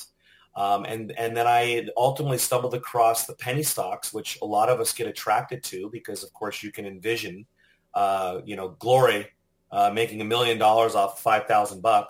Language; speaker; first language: English; native; English